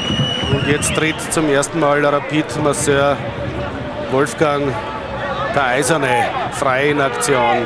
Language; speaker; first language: German; native; German